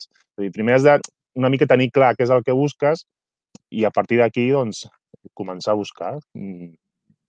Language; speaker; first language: Catalan; native; Catalan